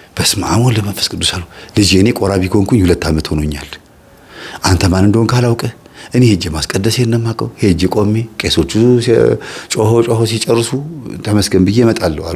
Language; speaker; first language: Amharic; native; Amharic